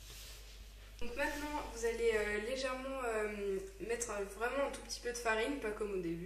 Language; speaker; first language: French; native; French